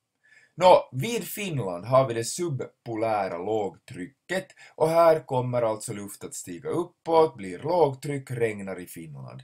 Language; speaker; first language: Swedish; native; Swedish